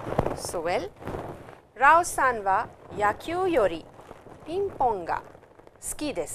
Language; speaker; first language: Japanese; non-native, fluent; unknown